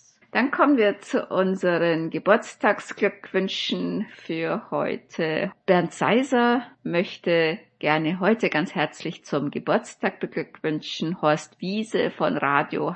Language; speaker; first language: German; native; German